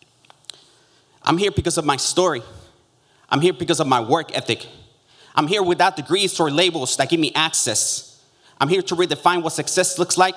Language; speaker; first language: English; early bilingual, other home language; Spanish